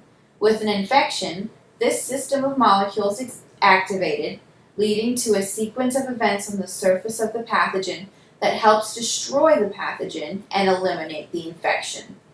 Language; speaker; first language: English; native; English